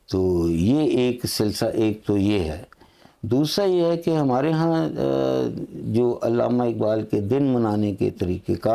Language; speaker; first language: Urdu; non-native, local second language; Punjabi